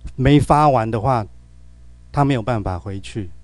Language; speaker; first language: Chinese; native; Chinese